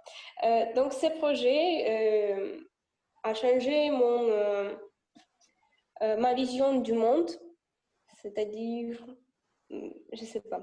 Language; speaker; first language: French; non-native, learner; Russian